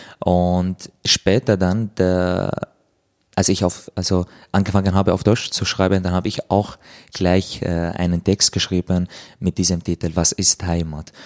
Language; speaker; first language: German; non-native, fluent; Arabic